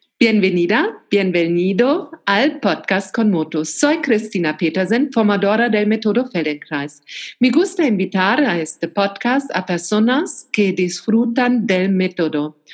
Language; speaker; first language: Spanish; non-native, learner; German